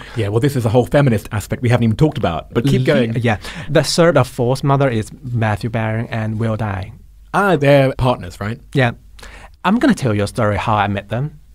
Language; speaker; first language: English; non-native, fluent; Chinese